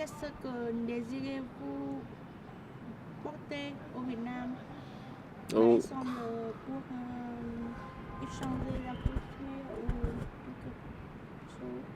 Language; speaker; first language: French; non-native, learner; Vietnamese